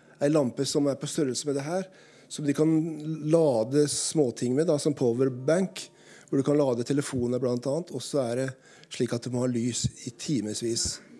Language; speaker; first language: Norwegian; native; Norwegian